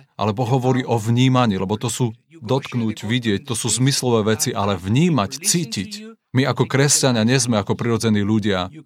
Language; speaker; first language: Slovak; non-native, fluent; Spanish